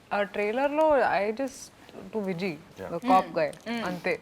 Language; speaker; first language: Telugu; non-native, fluent; Hindi